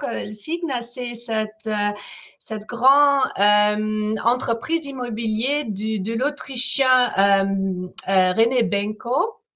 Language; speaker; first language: French; non-native, fluent; German